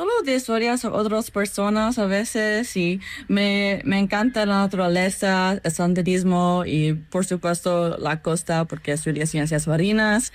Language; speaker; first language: Spanish; non-native, learner; English